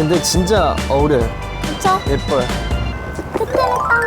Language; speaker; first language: Korean; non-native, fluent; Chinese